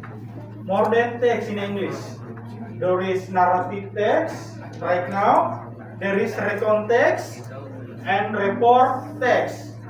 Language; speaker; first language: English; non-native, learner; Indonesian